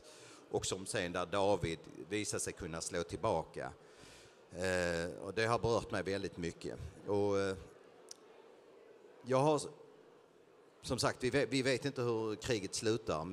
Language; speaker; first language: Swedish; native; Swedish